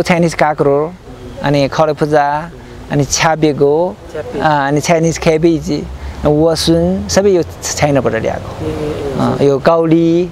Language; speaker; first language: Nepali; non-native, learner; Chinese